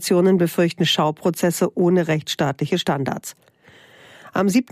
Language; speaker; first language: German; native; German